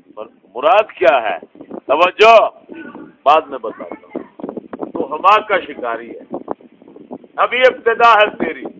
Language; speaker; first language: Urdu; non-native, local second language; Punjabi